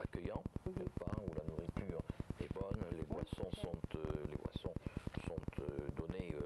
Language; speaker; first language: French; native; French